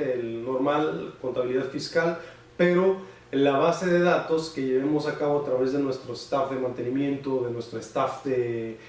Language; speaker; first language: Spanish; native; Spanish